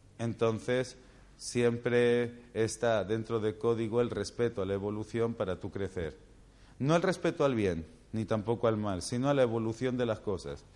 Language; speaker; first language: Spanish; native; Spanish